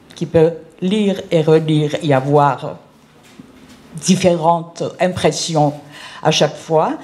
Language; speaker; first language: French; non-native, fluent; Georgian